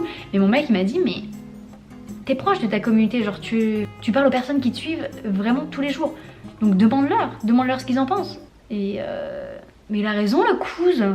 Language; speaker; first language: French; native; French